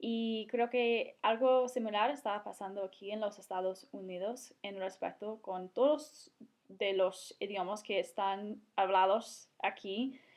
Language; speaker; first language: Spanish; non-native, fluent; English